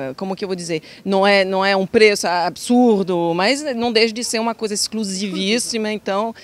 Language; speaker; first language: Portuguese; non-native, fluent; French